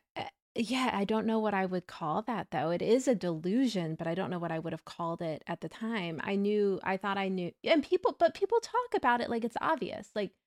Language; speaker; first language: English; native; English